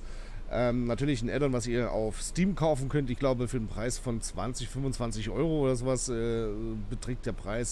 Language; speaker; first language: German; native; German